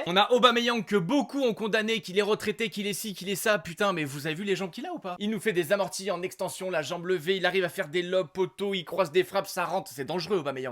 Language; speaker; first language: French; native; French